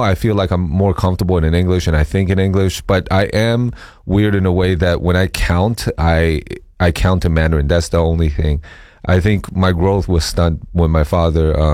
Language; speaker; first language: English; non-native, fluent; Chinese